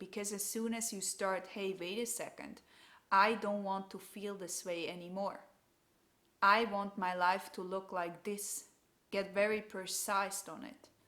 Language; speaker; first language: English; non-native, fluent; German